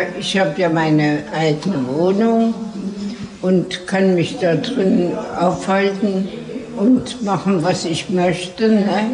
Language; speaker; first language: German; native; German